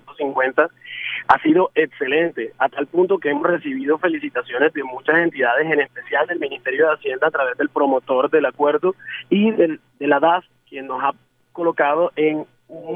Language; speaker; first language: Spanish; native; Spanish